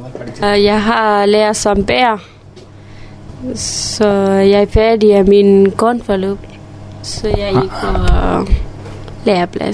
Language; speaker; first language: Danish; non-native, learner; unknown